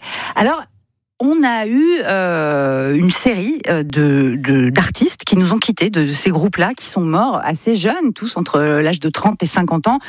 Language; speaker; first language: French; native; French